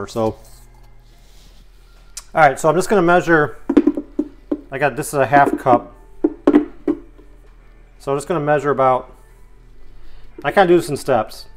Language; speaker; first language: English; native; English